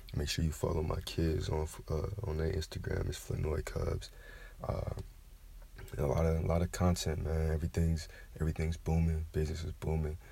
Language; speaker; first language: English; native; English